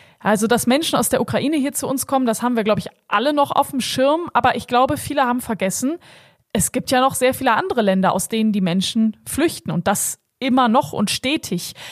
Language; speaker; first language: German; native; German